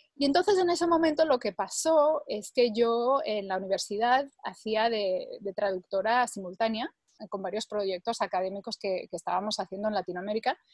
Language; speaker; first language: Spanish; early bilingual, other home language; English